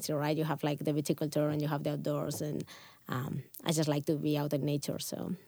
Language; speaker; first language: English; non-native, fluent; Catalan